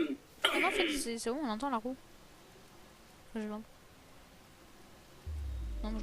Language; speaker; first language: French; native; French